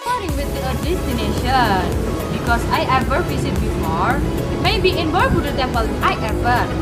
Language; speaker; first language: English; non-native, learner; Indonesian